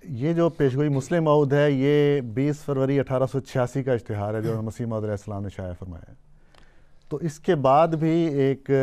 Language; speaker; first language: Urdu; native; Urdu